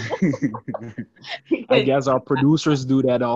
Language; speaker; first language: English; non-native, fluent; Papiamento